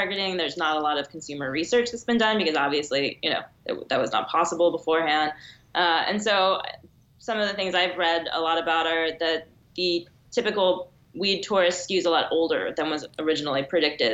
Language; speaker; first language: English; native; English